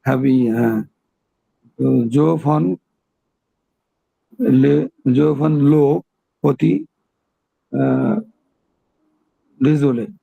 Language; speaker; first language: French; non-native, learner; Bangla